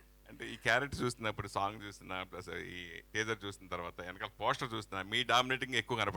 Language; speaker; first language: Telugu; native; Telugu